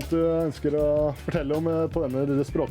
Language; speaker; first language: Norwegian; native; Norwegian